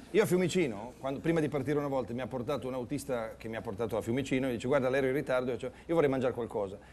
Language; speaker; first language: Italian; native; Italian